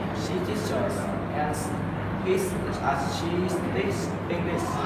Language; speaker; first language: English; non-native, learner; Vietnamese